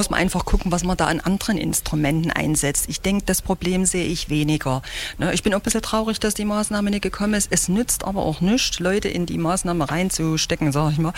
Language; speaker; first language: German; native; German